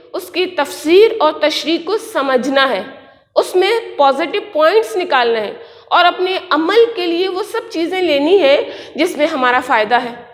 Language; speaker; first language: Urdu; native; Urdu